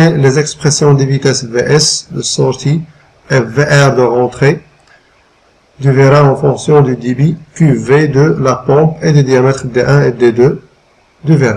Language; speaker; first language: French; non-native, local second language; Arabic